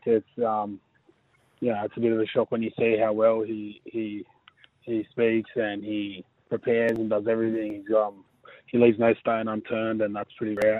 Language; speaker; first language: English; native; English